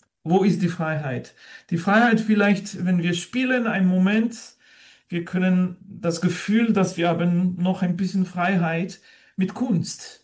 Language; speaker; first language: German; non-native, fluent; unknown